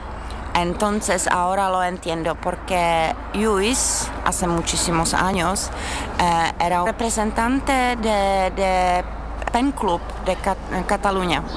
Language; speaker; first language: Spanish; non-native, learner; Czech